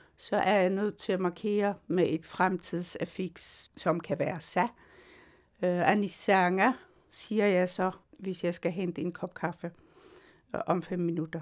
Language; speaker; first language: Danish; non-native, local second language; Kalaallisut